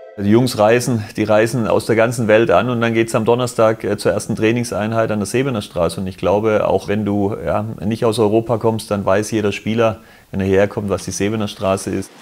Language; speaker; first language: German; native; German